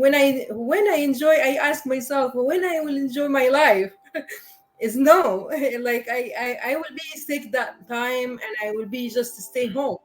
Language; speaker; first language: English; non-native, learner; Arabic